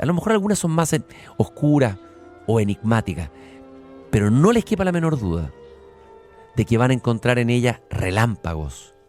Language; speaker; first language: Spanish; native; Spanish